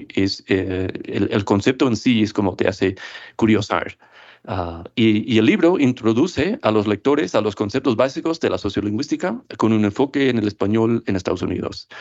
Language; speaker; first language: Spanish; non-native, fluent; English